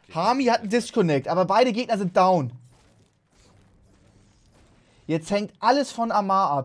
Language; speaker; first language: German; native; German